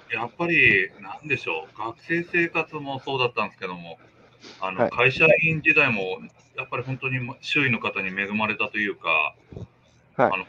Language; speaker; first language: Japanese; native; Japanese